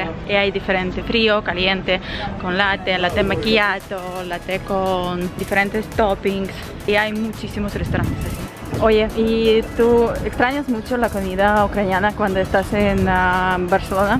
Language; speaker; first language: Spanish; non-native, fluent; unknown